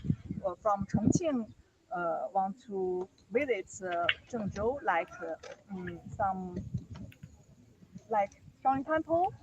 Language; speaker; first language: English; non-native, learner; Chinese